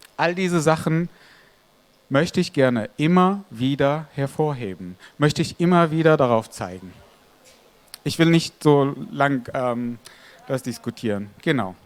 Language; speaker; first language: German; non-native, fluent; Arabic